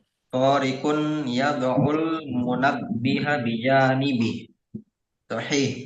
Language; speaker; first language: Arabic; non-native, learner; Indonesian